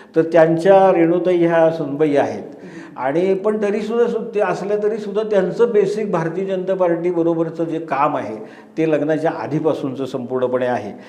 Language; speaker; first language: Marathi; native; Marathi